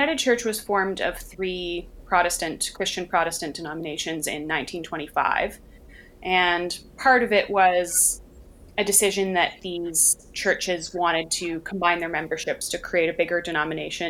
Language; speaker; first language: English; native; English